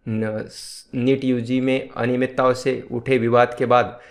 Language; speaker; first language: Hindi; non-native, local second language; Marathi